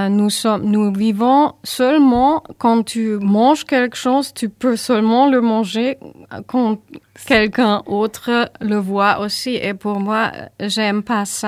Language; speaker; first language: French; non-native, learner; German